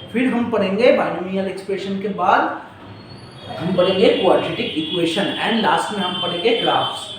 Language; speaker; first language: Hindi; non-native, local second language; Bangla